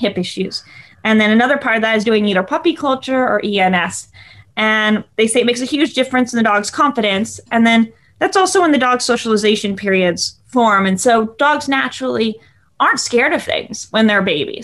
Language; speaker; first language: English; native; English